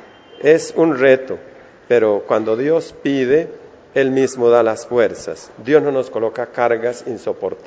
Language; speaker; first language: Spanish; native; Spanish